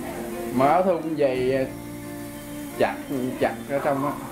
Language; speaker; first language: Vietnamese; native; Vietnamese